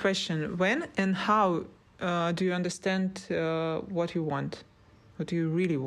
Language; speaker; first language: English; non-native, learner; Russian